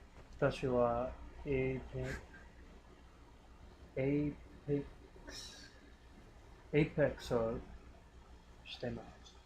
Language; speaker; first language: Japanese; non-native, learner; English